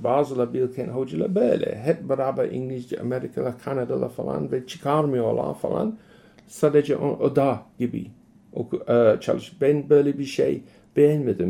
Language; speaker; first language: Turkish; non-native, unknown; English